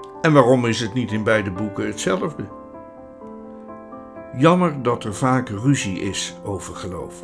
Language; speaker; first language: Dutch; non-native, fluent; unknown